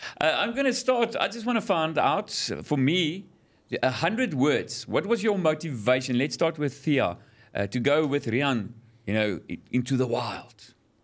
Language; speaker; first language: English; non-native, local second language; Afrikaans